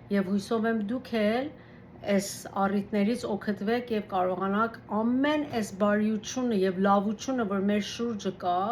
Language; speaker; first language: Armenian; early bilingual, heritage; Armenian